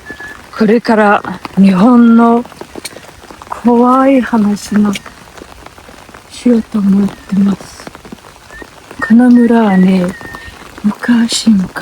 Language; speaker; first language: Japanese; non-native, fluent; Mongolian